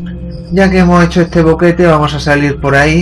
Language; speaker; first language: Spanish; native; Spanish